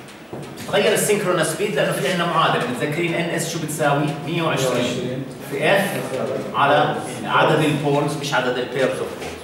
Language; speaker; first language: Arabic; native; Arabic